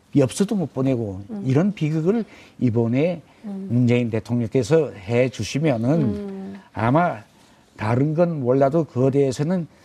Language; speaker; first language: Korean; native; Korean